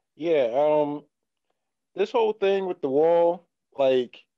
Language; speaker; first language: English; native; English